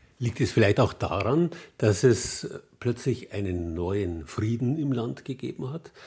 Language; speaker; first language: German; native; German